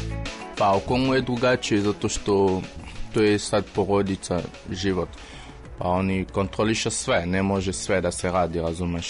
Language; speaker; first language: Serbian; non-native, learner; French